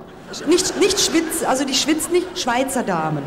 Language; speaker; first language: German; native; German